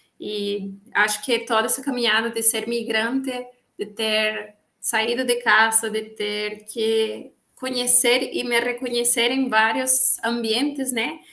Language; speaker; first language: Portuguese; non-native, fluent; Spanish